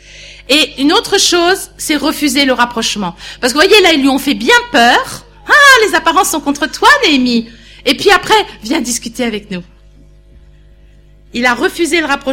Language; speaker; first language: French; native; French